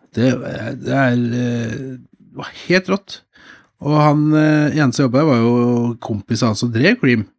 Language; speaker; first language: Norwegian; native; Norwegian